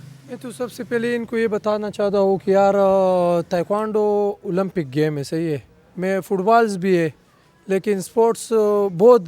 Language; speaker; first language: Hindi; non-native, local second language; Pashto